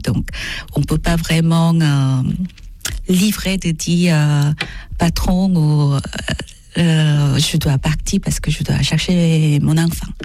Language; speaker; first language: French; non-native, learner; Korean